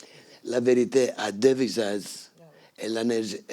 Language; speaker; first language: French; non-native, fluent; Greek